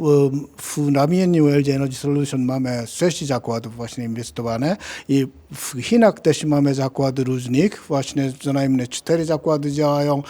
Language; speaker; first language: Polish; non-native, learner; Korean